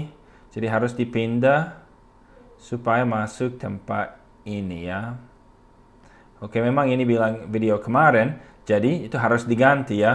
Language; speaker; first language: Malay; non-native, fluent; English